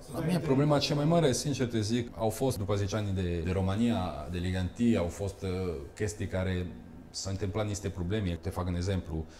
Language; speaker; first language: Romanian; early bilingual, heritage; Romanian